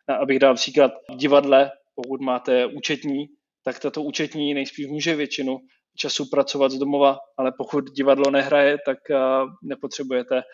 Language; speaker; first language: Czech; native; Czech